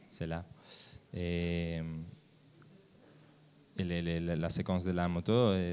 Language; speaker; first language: French; non-native, learner; Spanish